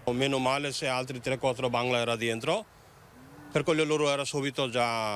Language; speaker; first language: Italian; non-native, learner; Bangla